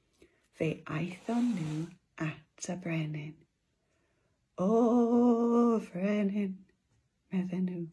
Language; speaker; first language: Welsh; non-native, local second language; English